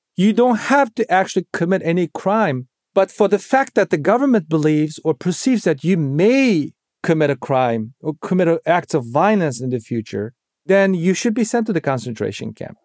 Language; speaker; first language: English; non-native, fluent; Uyghur